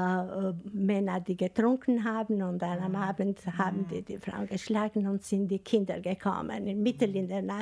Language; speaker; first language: German; non-native, learner; Albanian